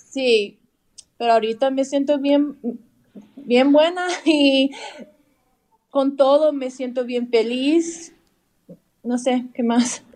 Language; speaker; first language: Spanish; early bilingual, heritage; English